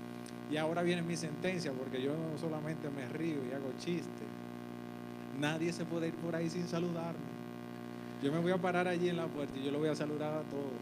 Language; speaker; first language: Spanish; native; Spanish